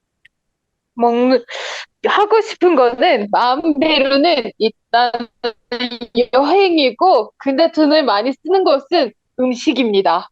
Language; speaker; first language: Korean; non-native, learner; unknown